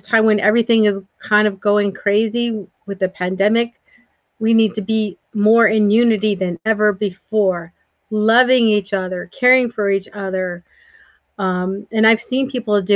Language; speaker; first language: English; native; English